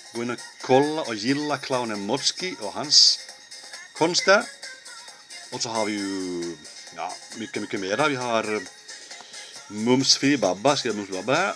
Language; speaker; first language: Swedish; native; Swedish